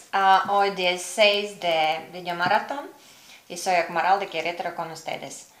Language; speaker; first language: Spanish; non-native, learner; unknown